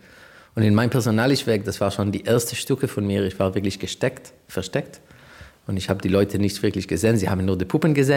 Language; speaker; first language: German; non-native, fluent; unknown